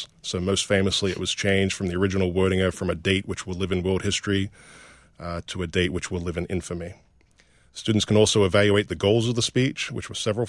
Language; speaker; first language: English; native; English